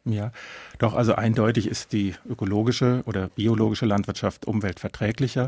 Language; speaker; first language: German; native; German